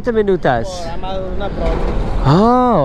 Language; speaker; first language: Spanish; non-native, learner; English